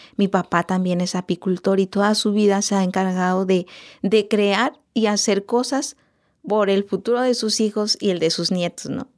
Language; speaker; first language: Spanish; non-native, local second language; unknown